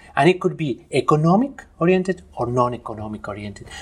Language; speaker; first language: English; non-native, fluent; Spanish